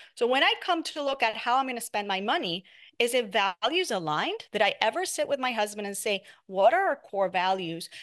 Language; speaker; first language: English; non-native, fluent; Spanish